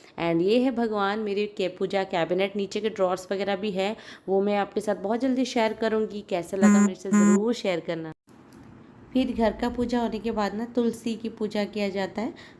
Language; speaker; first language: Hindi; non-native, local second language; Odia